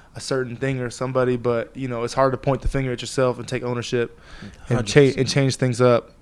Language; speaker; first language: English; native; English